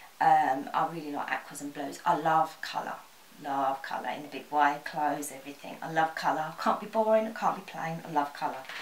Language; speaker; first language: English; native; English